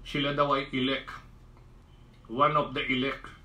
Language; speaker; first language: English; non-native, local second language; Filipino